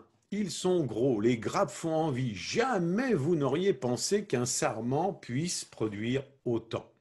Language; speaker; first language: French; native; French